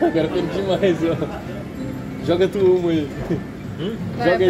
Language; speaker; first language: Portuguese; native; Portuguese